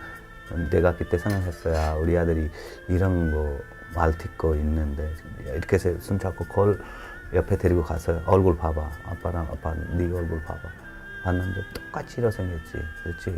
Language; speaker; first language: Korean; non-native, learner; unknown